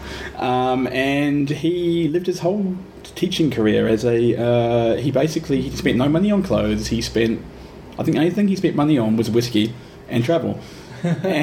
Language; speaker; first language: English; native; English